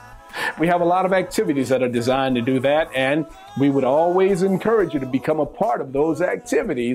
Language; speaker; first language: English; native; English